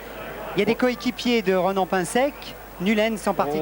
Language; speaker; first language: French; native; French